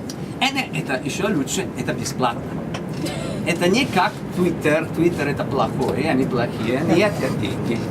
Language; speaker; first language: Russian; non-native, learner; Italian